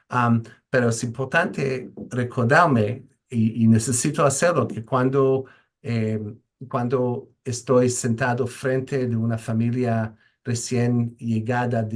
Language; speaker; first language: Spanish; non-native, fluent; English